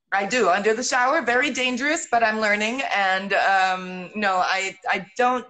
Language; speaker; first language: English; early bilingual, heritage; English